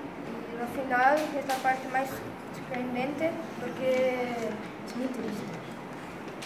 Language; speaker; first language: Spanish; non-native, learner; Portuguese